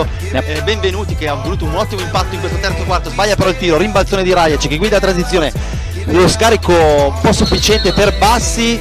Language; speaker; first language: Italian; native; Italian